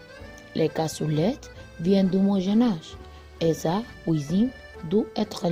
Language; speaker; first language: French; non-native, learner; Spanish